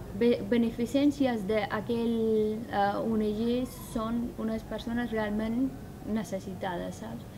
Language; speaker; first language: Catalan; non-native, learner; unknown